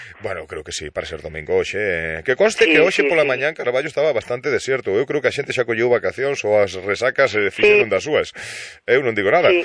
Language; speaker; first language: Galician; native; Galician